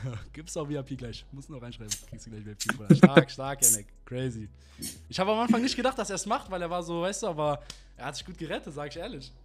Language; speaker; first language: German; native; German